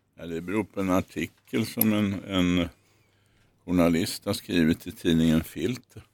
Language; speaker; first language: Swedish; native; Swedish